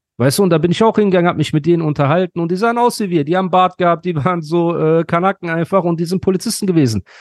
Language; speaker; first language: German; early bilingual, other home language; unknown